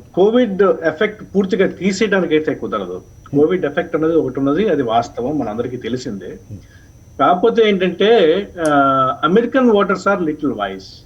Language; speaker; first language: Telugu; native; Telugu